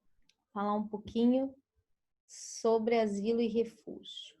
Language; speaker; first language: Portuguese; native; Portuguese